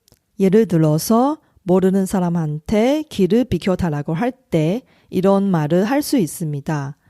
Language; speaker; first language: Korean; non-native, fluent; Chinese